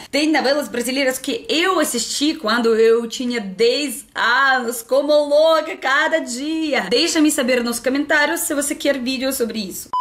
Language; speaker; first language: Portuguese; non-native, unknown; Russian